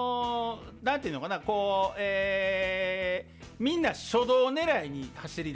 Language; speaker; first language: Japanese; native; Japanese